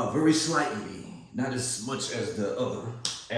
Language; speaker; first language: English; native; English